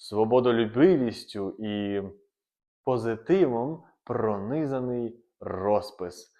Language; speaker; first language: Ukrainian; native; Ukrainian